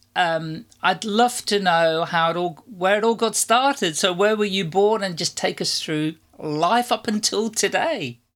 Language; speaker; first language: English; non-native, fluent; Dutch